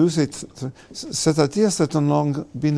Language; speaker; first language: French; non-native, learner; English